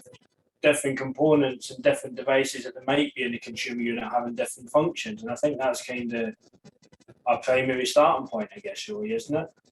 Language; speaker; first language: English; native; English